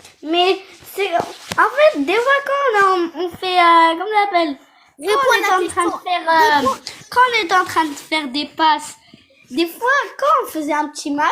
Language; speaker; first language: French; early bilingual, other home language; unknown